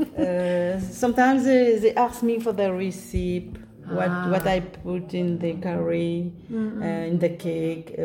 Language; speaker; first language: English; non-native, local second language; Morisyen